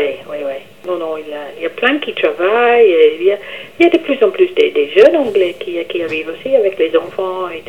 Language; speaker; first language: French; non-native, fluent; English